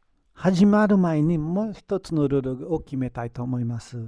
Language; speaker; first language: Japanese; non-native, fluent; Portuguese